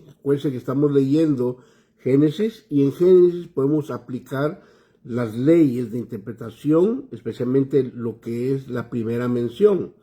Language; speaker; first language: Spanish; native; Spanish